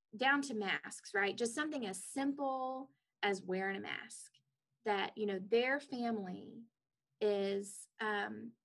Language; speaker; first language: English; native; English